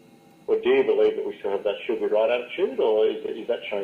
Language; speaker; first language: English; native; English